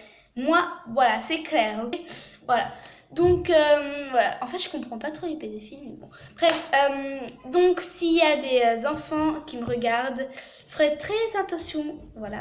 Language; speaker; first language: French; native; French